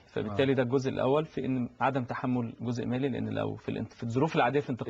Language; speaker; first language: Arabic; native; Arabic